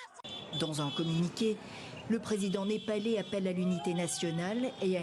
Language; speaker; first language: French; native; French